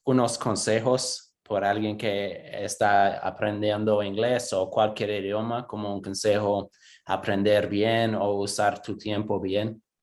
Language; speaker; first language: Spanish; non-native, fluent; English